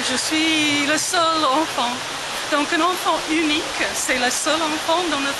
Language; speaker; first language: French; non-native, fluent; English